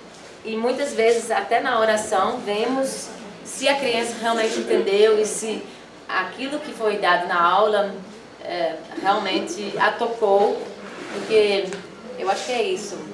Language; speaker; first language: Portuguese; non-native, fluent; Dutch